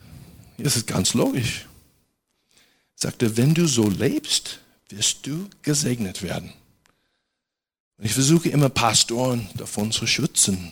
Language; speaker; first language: German; non-native, fluent; English